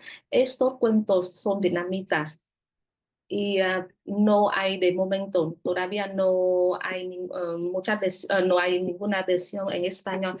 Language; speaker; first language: Spanish; non-native, fluent; Vietnamese